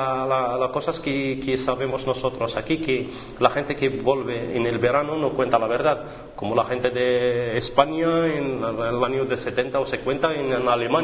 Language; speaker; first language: Spanish; non-native, fluent; Arabic